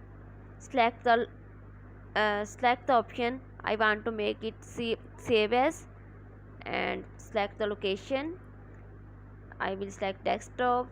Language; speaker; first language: English; non-native, local second language; Urdu